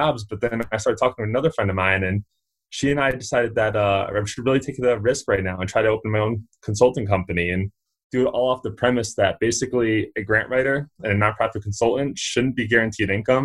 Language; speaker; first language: English; native; English